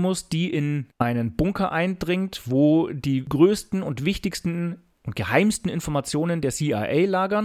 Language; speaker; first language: German; native; German